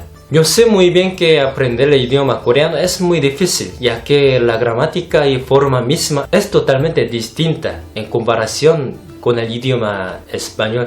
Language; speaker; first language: Spanish; non-native, fluent; Korean